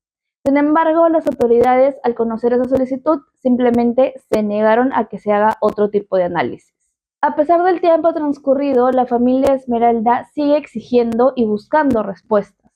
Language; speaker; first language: Spanish; native; Spanish